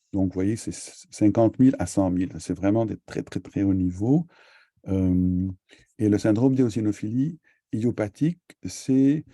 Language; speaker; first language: French; native; French